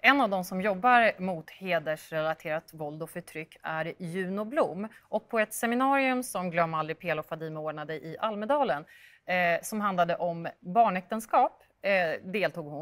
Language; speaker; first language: Swedish; native; Swedish